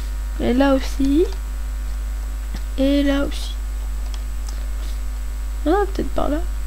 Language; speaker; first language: French; native; French